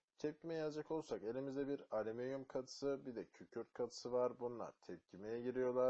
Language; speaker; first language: Turkish; native; Turkish